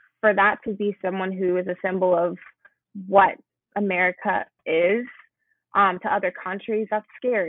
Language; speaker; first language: English; native; English